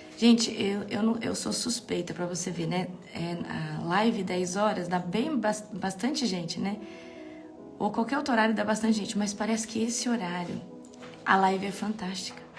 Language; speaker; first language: Portuguese; native; Portuguese